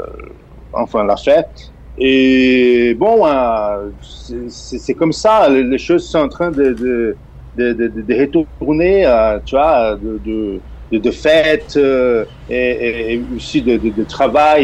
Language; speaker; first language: French; non-native, fluent; Portuguese